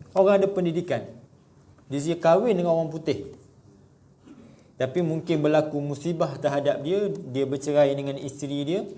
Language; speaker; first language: Malay; native; Malay